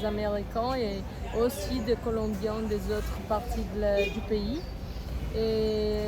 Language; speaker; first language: French; non-native, fluent; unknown